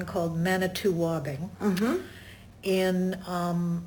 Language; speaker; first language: English; native; English